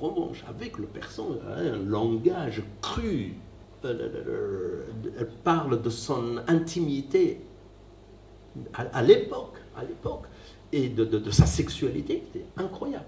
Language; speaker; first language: French; non-native, fluent; Persian